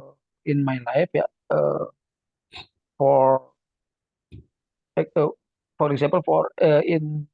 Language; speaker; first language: English; non-native, learner; Indonesian